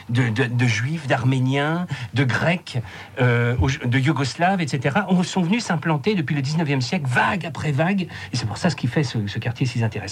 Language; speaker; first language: French; native; French